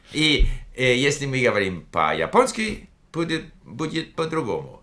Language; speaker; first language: Russian; non-native, fluent; English